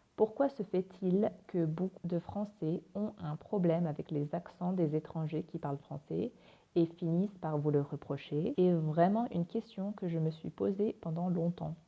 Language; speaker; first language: French; native; French